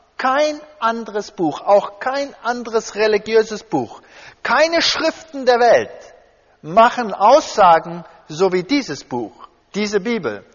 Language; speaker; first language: German; early bilingual, heritage; German